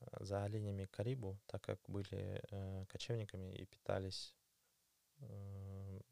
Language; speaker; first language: Russian; native; Russian